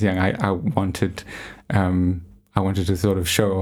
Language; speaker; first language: English; native; English